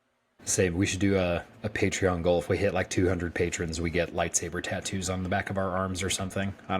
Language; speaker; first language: English; native; English